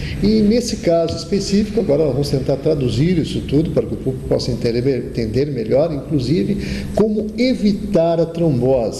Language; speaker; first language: Portuguese; native; Portuguese